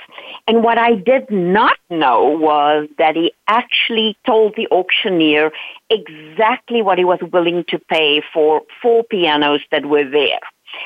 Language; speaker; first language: English; non-native, local second language; Dutch